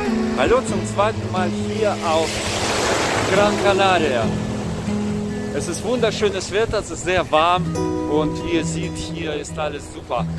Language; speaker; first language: German; non-native, fluent; Russian